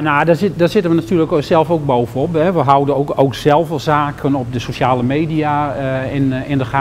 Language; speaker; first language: Dutch; native; Dutch